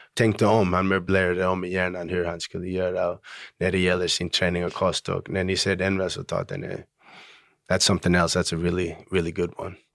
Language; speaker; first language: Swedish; early bilingual, heritage; Swedish